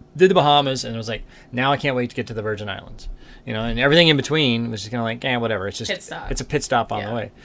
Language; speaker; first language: English; native; English